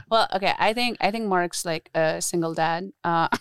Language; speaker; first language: English; early bilingual, other home language; Nepali